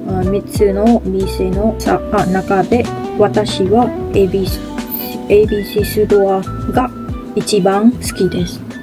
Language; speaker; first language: Japanese; non-native, learner; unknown